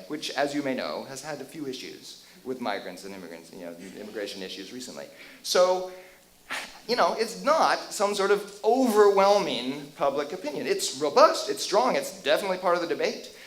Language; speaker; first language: English; native; English